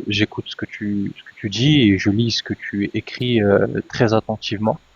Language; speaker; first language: French; early bilingual, other home language; Arabic